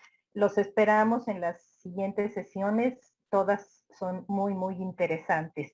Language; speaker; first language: Spanish; native; Spanish